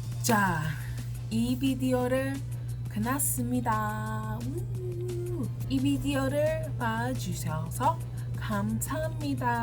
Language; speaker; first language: Korean; non-native, learner; English